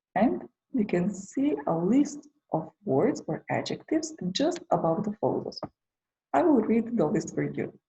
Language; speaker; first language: English; non-native, fluent; Macedonian